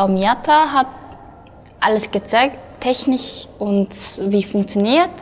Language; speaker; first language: German; non-native, learner; Korean